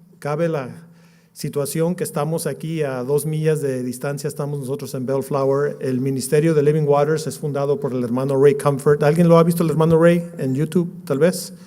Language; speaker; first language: Spanish; native; Spanish